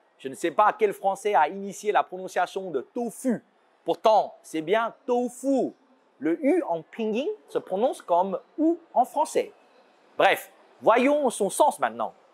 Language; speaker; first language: French; non-native, fluent; Chinese